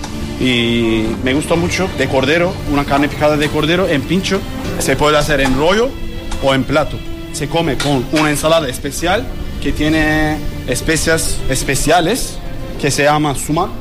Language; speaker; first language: Spanish; non-native, learner; Turkish